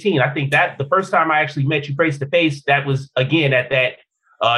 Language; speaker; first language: English; native; English